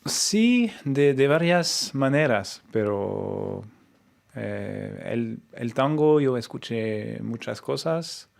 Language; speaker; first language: Spanish; non-native, fluent; French